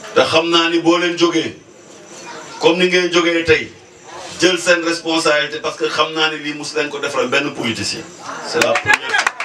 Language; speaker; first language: Wolof; non-native, local second language; Jola-Fonyi